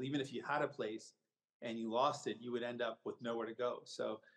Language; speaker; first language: English; native; English